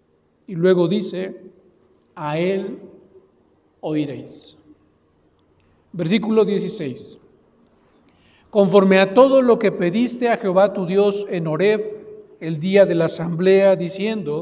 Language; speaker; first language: Spanish; native; Spanish